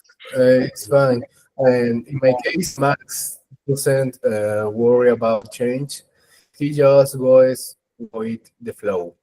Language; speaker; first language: English; non-native, learner; Spanish